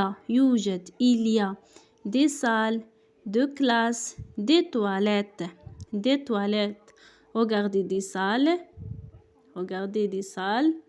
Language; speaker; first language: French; non-native, local second language; Arabic